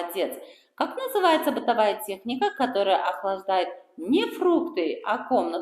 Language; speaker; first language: Russian; non-native, local second language; Kara-Kalpak